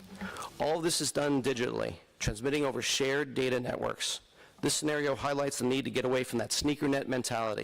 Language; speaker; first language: English; native; English